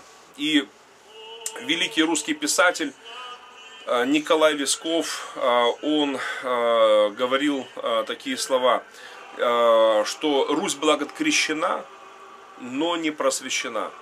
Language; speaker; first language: Russian; native; Russian